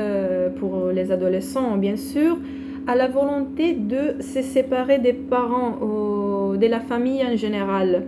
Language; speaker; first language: French; non-native, fluent; Italian